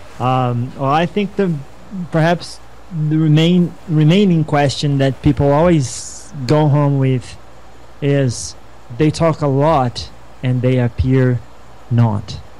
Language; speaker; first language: English; non-native, fluent; Portuguese